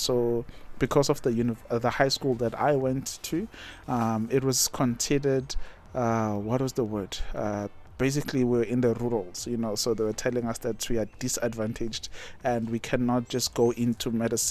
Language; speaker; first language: English; non-native, local second language; Zulu